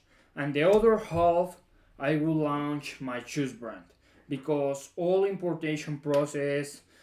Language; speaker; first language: English; non-native, fluent; Spanish